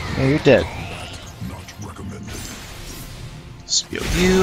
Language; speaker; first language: English; native; English